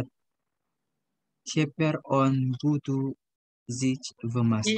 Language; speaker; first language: Russian; non-native, learner; Indonesian